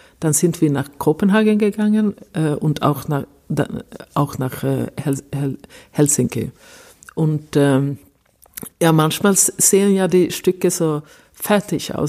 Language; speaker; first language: German; non-native, fluent; Swedish